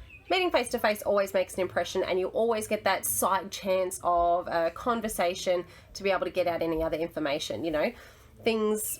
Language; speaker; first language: English; native; English